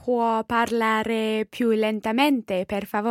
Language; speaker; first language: Italian; non-native, learner; English